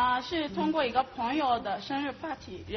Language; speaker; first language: Chinese; non-native, fluent; Akan